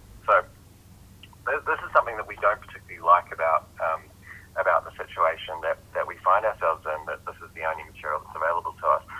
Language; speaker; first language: English; native; English